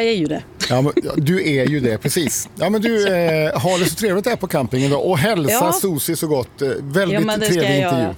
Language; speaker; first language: Swedish; native; Swedish